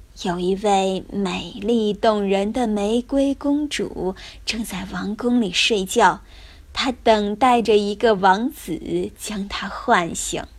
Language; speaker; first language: Chinese; native; Chinese